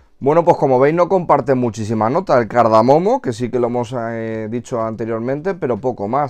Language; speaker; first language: Spanish; native; Spanish